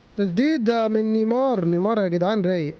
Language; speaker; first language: Arabic; native; Arabic